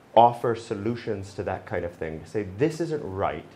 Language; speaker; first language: English; native; English